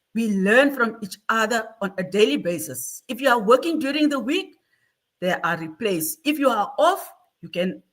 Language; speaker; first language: English; non-native, local second language; Afrikaans